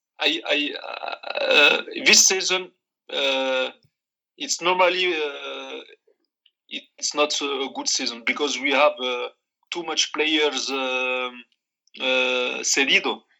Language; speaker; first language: English; non-native, learner; Arabic